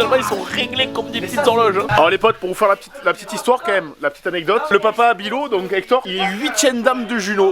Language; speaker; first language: French; native; French